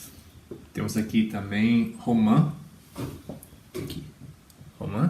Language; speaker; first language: Portuguese; non-native, fluent; English